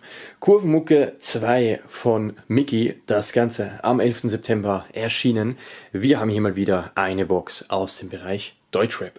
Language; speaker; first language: German; native; German